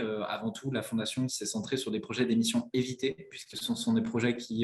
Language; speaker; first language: French; native; French